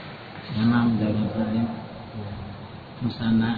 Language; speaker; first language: Arabic; non-native, learner; Indonesian